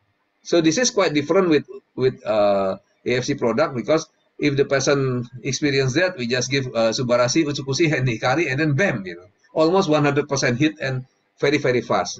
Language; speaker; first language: English; non-native, learner; Indonesian